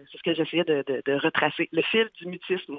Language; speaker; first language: French; native; French